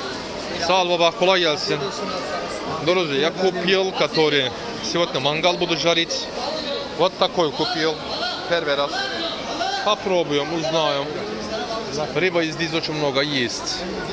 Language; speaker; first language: Russian; non-native, learner; Turkish